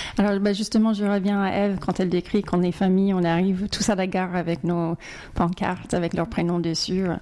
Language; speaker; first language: French; non-native, fluent; English